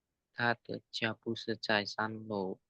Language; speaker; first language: Chinese; non-native, learner; Indonesian